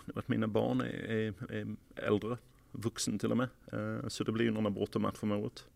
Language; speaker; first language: Swedish; non-native, fluent; English